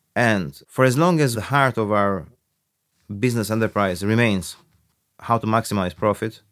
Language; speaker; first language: English; early bilingual, other home language; Albanian